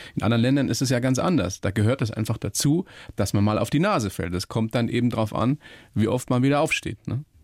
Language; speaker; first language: German; native; German